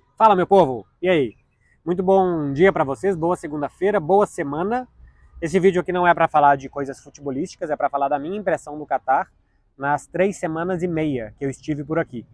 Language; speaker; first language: Portuguese; native; Portuguese